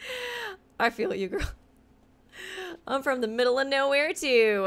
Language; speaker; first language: English; native; English